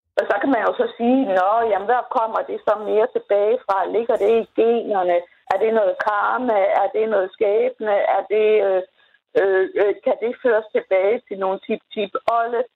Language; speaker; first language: Danish; native; Danish